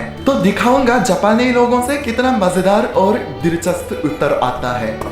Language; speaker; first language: Hindi; non-native, fluent; Japanese